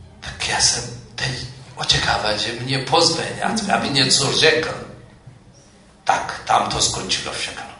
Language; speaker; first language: Czech; non-native, fluent; Amharic